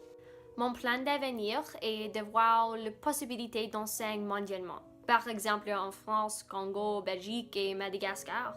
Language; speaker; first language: French; non-native, local second language; English